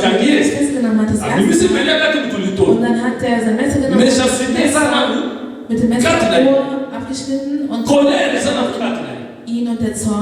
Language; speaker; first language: German; non-native, fluent; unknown